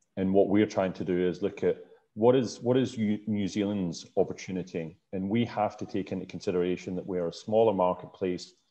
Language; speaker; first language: English; native; English